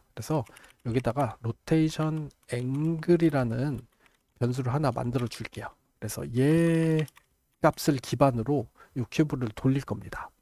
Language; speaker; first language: Korean; native; Korean